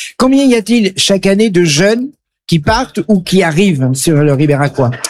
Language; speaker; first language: French; native; French